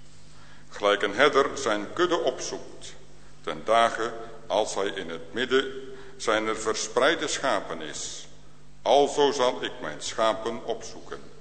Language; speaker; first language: Dutch; native; Dutch